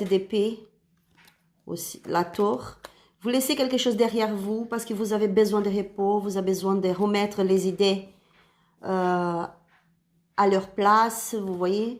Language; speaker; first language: French; non-native, learner; Spanish